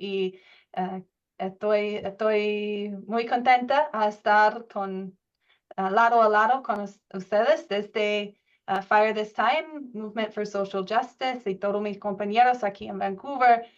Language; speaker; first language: Spanish; non-native, learner; English